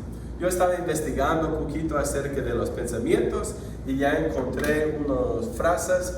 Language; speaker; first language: Spanish; non-native, fluent; English